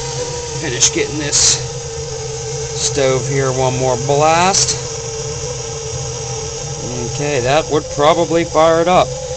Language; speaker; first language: English; native; English